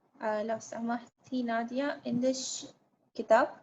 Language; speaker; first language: Arabic; non-native, learner; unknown